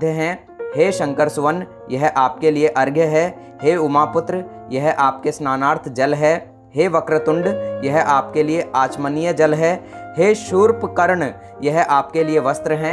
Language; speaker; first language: Hindi; native; Hindi